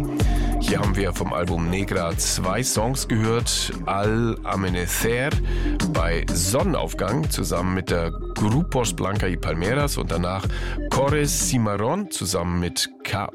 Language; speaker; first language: German; native; German